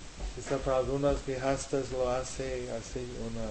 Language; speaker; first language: Spanish; non-native, learner; English